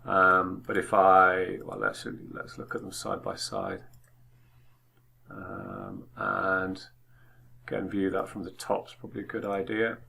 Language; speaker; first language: English; native; English